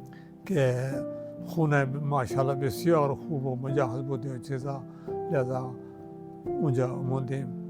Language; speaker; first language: Persian; non-native, fluent; Urdu